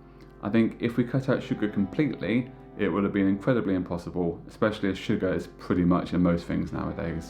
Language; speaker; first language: English; native; English